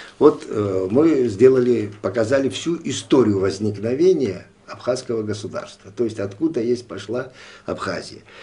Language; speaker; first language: Russian; non-native, local second language; Abkhazian